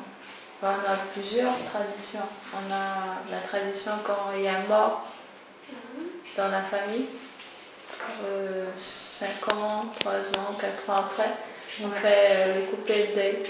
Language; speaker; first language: French; non-native, local second language; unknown